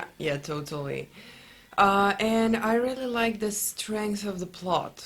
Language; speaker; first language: English; non-native, fluent; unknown